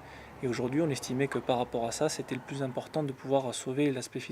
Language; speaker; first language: French; native; French